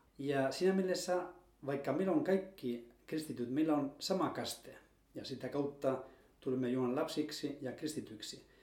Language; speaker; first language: Finnish; non-native, fluent; Spanish